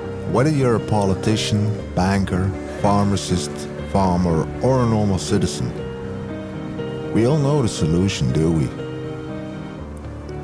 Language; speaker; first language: English; non-native, fluent; Dutch